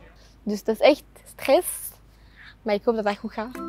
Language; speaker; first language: Dutch; non-native, local second language; French